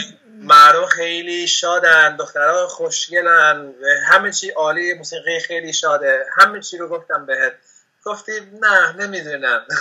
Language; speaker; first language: Persian; non-native, fluent; Spanish